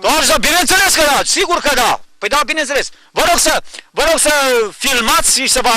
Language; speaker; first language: Romanian; native; Romanian